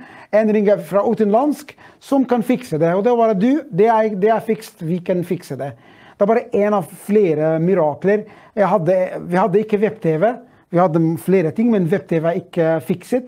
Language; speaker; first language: Norwegian; non-native, fluent; Arabic